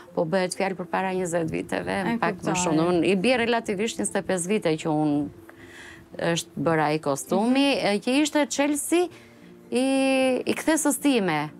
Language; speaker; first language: Albanian; native; Albanian